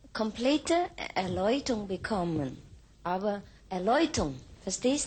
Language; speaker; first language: German; non-native, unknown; Vietnamese